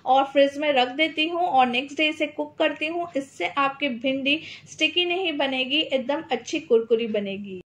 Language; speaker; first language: Hindi; non-native, local second language; Gujarati